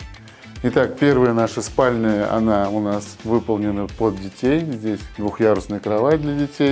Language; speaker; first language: Russian; native; Russian